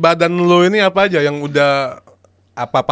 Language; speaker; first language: Indonesian; native; Indonesian